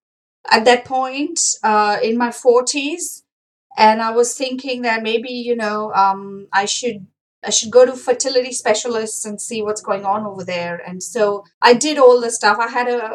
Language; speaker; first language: English; non-native, local second language; Marathi